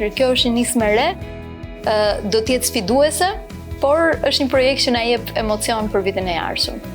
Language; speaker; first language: Albanian; native; Albanian